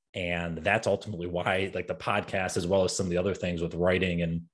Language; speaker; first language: English; native; English